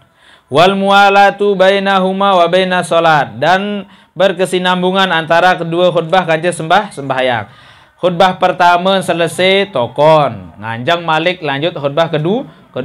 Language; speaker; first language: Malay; non-native, local second language; Sasak